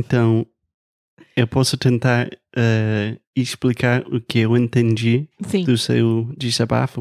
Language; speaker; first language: Portuguese; non-native, fluent; English